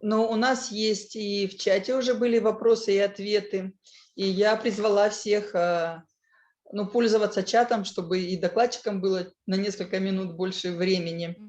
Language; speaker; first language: Russian; native; Russian